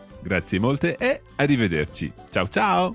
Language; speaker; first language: Italian; non-native, fluent; English